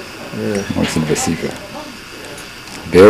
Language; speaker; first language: English; non-native, learner; Japanese